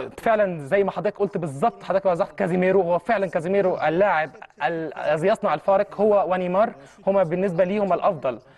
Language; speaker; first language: Arabic; early bilingual, heritage; Arabic